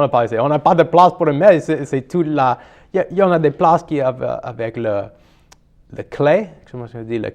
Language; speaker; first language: French; non-native, local second language; English